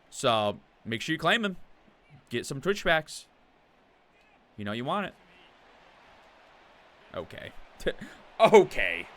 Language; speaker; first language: English; native; English